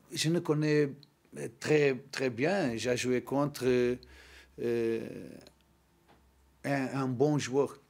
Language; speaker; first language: French; non-native, learner; Portuguese